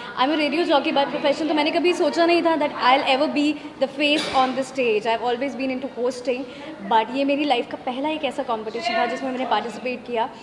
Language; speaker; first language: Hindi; native; Hindi